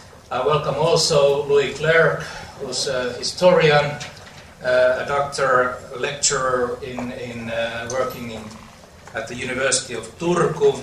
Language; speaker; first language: English; non-native, fluent; Finnish